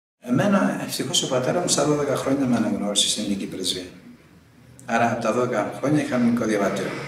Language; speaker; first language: Greek; early bilingual, heritage; Greek